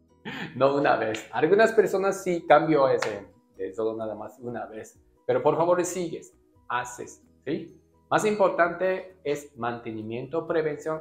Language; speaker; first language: Spanish; non-native, learner; Japanese